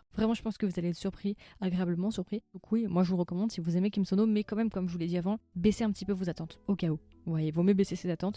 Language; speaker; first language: French; native; French